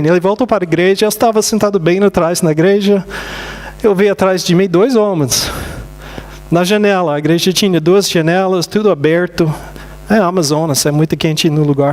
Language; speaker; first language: Portuguese; non-native, fluent; English